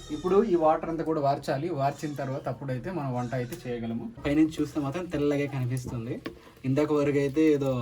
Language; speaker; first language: Telugu; non-native, local second language; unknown